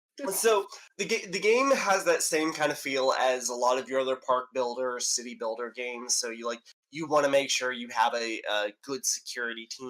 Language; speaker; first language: English; native; English